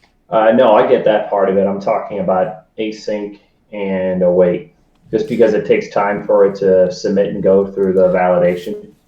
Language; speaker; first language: English; native; English